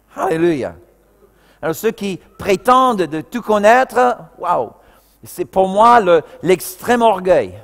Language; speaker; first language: French; non-native, fluent; English